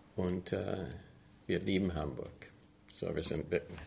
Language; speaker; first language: German; early bilingual, other home language; English